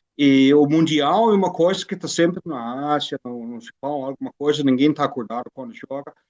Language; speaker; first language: Portuguese; non-native, fluent; Danish